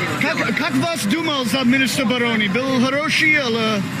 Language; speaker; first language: Russian; non-native, learner; English